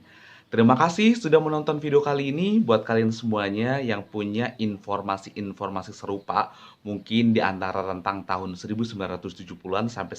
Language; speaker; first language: Indonesian; native; Indonesian